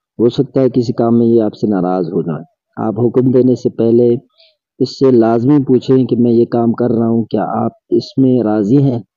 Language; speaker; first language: Urdu; non-native, local second language; Sindhi